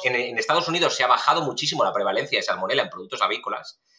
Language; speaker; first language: Spanish; native; Spanish